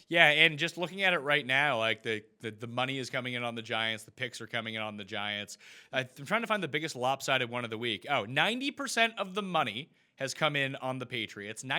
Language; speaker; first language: English; native; English